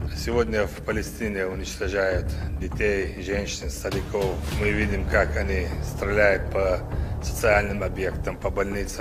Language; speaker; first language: Russian; non-native, local second language; Chechen